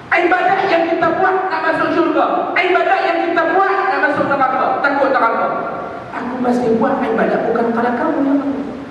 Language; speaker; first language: Malay; native; Malay